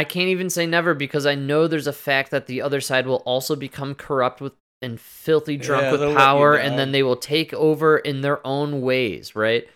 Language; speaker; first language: English; native; English